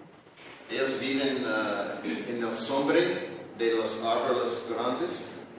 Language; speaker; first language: Spanish; non-native, learner; English